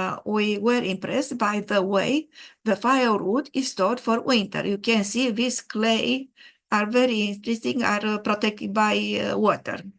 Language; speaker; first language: English; non-native, fluent; Romanian